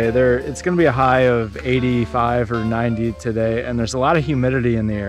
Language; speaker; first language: English; native; English